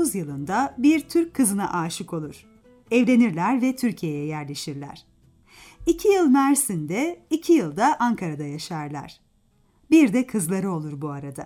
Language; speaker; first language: Turkish; native; Turkish